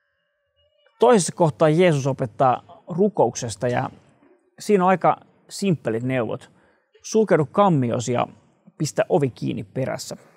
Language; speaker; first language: Finnish; native; Finnish